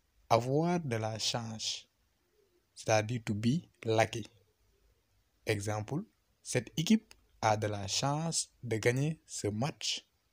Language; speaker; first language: French; non-native, local second language; Wolof